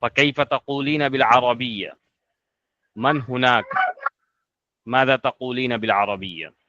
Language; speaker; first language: Arabic; non-native, fluent; Urdu